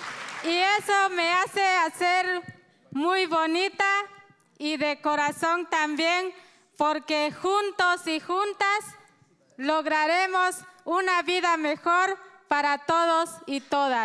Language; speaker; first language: Spanish; non-native, local second language; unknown